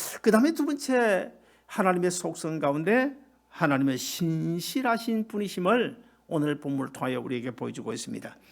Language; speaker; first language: Korean; native; Korean